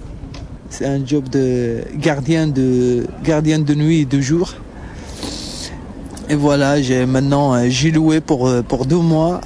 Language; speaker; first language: French; non-native, local second language; Arabic